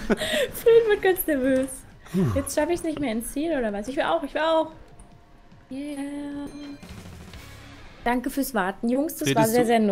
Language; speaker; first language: German; native; German